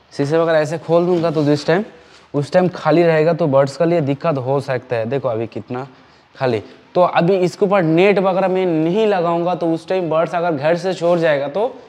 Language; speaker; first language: Hindi; non-native, local second language; Bangla